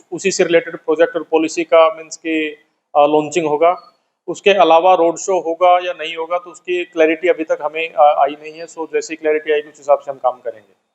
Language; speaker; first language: Hindi; non-native, local second language; Gujarati